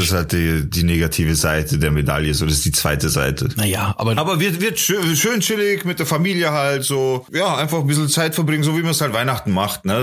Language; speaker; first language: German; native; German